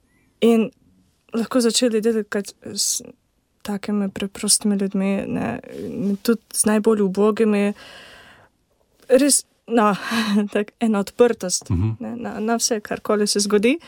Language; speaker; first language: Slovenian; non-native, learner; Ukrainian